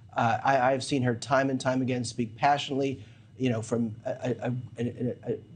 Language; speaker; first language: English; native; English